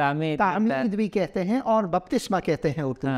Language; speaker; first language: Urdu; native; Urdu